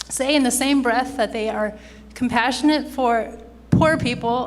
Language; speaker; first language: English; native; English